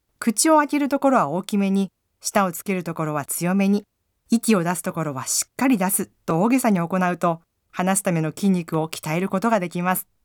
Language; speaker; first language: Japanese; native; Japanese